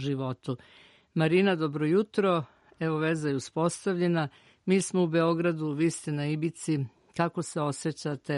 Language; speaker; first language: Serbian; native; Serbian